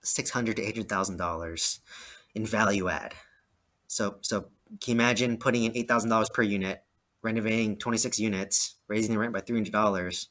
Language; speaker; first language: English; native; English